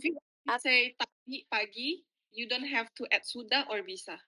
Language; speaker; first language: English; non-native, fluent; Indonesian